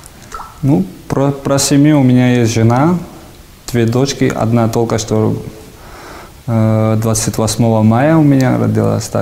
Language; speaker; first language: Russian; non-native, fluent; Georgian